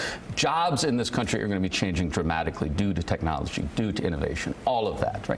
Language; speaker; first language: English; native; English